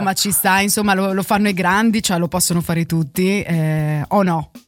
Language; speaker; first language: Italian; native; Italian